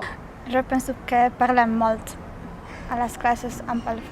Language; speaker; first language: Catalan; non-native, learner; Polish